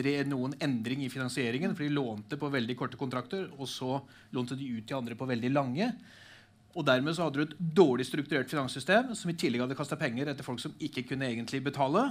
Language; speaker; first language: Norwegian; native; Norwegian